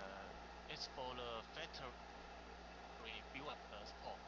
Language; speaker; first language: English; non-native, learner; Chinese